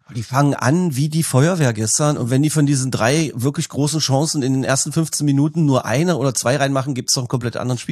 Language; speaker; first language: German; native; German